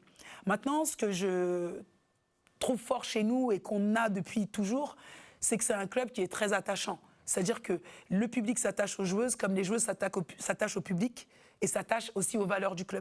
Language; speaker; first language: French; native; French